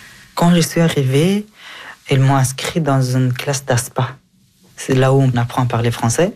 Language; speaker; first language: French; early bilingual, other home language; Persian